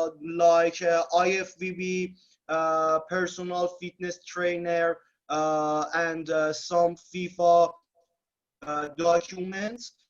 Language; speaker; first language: English; non-native, learner; Persian